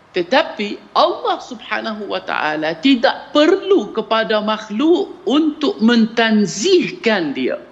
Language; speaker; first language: Malay; non-native, fluent; Arabic